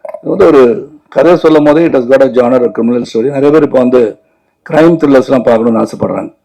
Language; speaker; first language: Tamil; native; Tamil